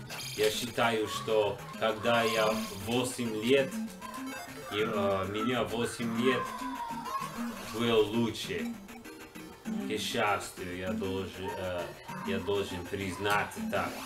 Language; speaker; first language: Russian; non-native, learner; English